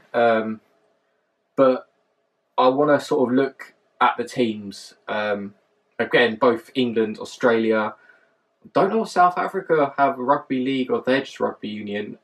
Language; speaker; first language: English; native; English